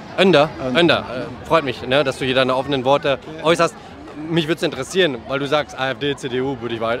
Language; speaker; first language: German; native; German